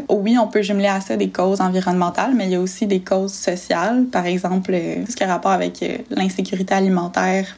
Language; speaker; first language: French; native; French